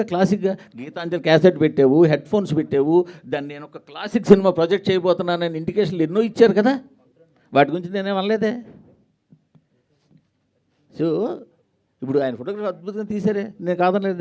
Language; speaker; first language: Telugu; native; Telugu